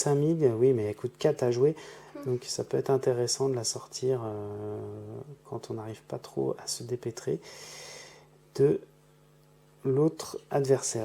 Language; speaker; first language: French; native; French